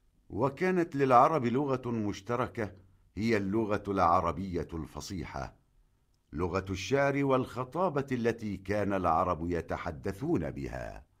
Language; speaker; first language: Arabic; non-native, learner; Indonesian